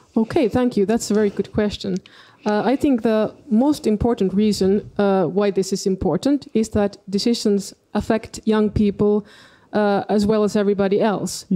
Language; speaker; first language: English; non-native, fluent; Finnish